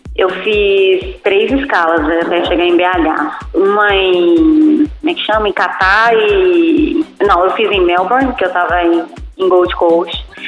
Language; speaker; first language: Portuguese; native; Portuguese